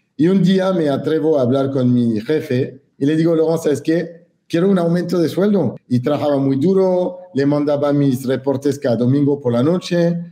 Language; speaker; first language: Spanish; non-native, fluent; French